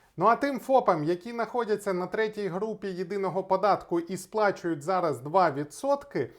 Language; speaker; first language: Ukrainian; non-native, local second language; Russian